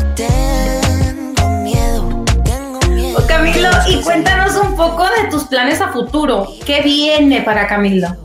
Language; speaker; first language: Spanish; native; Spanish